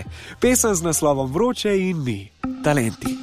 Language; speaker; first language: Slovenian; native; Slovenian